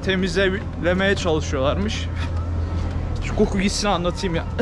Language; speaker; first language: Turkish; native; Turkish